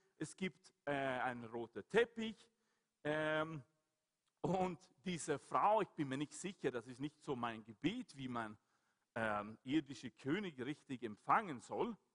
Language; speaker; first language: German; non-native, fluent; Swedish